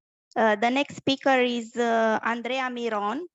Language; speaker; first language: English; non-native, fluent; Romanian